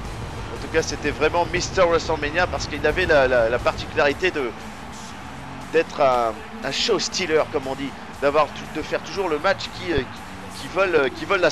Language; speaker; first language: French; native; French